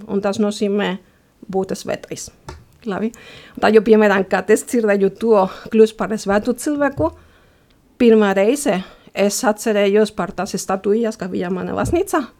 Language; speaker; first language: Latvian; non-native, fluent; Spanish